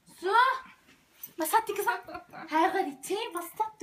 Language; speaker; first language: German; early bilingual, other home language; Romany